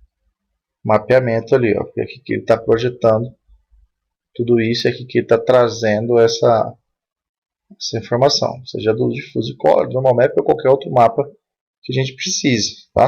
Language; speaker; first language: Portuguese; native; Portuguese